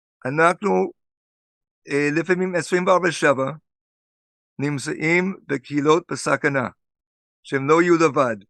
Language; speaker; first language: Hebrew; non-native, fluent; English